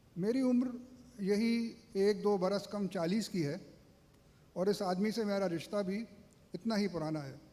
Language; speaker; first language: Urdu; native; Urdu